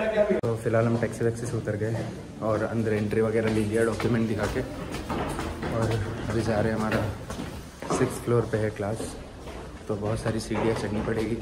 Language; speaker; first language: Hindi; native; Hindi